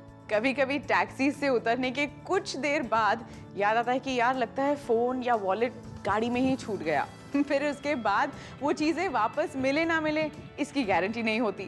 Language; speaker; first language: Hindi; native; Hindi